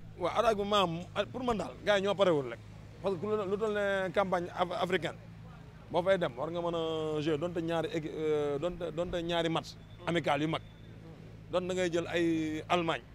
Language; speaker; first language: Wolof; native; Wolof